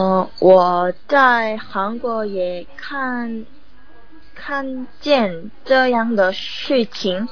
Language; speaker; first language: Chinese; non-native, learner; Korean